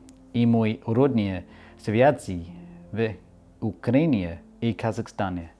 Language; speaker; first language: Russian; early bilingual, heritage; Russian